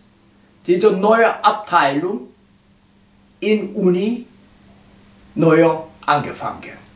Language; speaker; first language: German; non-native, learner; Korean